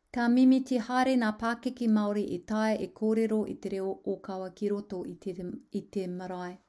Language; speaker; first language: Māori; non-native, local second language; English